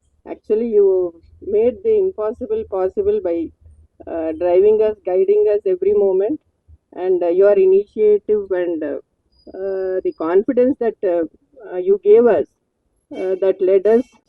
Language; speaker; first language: English; non-native, local second language; Telugu